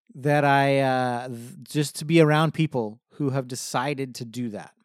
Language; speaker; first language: English; native; English